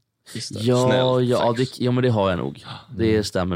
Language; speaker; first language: Swedish; native; Swedish